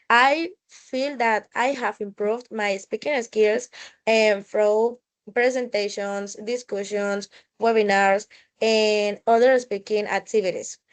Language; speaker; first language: English; non-native, fluent; Spanish